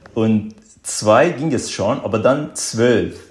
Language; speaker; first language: German; non-native, fluent; Azerbaijani